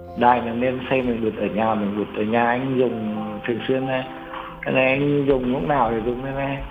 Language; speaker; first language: Vietnamese; native; Vietnamese